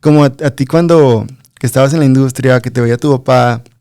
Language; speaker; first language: Spanish; early bilingual, other home language; English